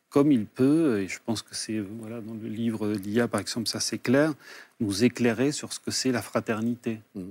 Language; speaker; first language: French; early bilingual, other home language; Spanish